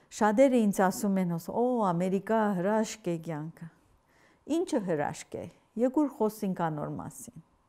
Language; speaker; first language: Armenian; early bilingual, heritage; Armenian